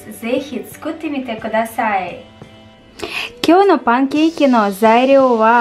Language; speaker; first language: Japanese; non-native, fluent; Russian